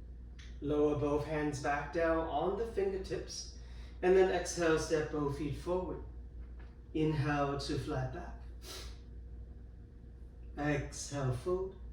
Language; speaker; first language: English; native; English